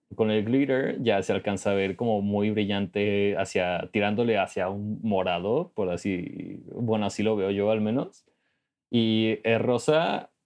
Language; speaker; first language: Spanish; native; Spanish